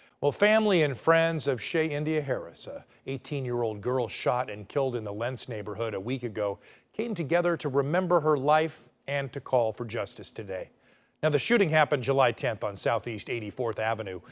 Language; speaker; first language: English; native; English